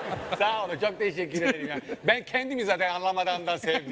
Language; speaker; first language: Turkish; non-native, fluent; Italian